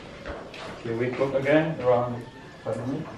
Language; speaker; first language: English; non-native, learner; Balinese